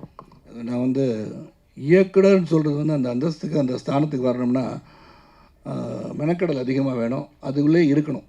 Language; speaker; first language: Tamil; native; Tamil